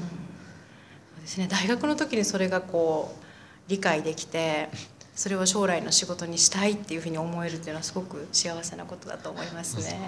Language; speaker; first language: Japanese; native; Japanese